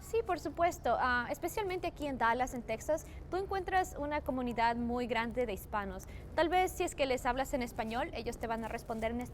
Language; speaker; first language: Spanish; early bilingual, heritage; Spanish